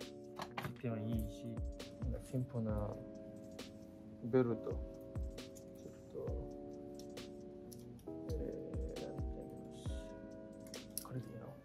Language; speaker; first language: Japanese; non-native, fluent; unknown